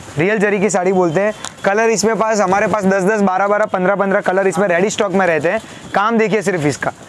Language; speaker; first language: Hindi; non-native, local second language; Gujarati